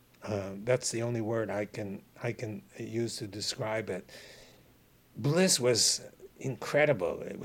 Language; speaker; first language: English; native; English